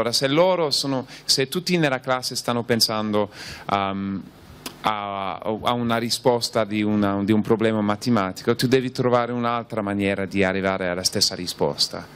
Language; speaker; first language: Italian; non-native, fluent; English